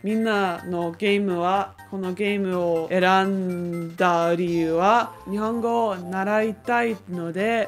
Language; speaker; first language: Japanese; non-native, learner; English